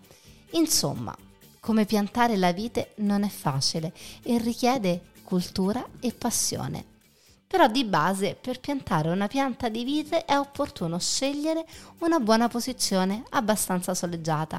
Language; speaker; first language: Italian; native; Italian